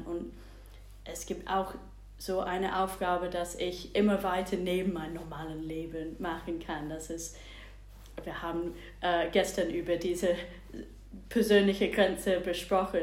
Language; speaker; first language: German; non-native, fluent; English